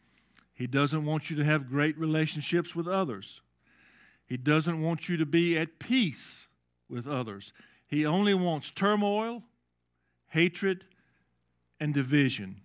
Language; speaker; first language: English; native; English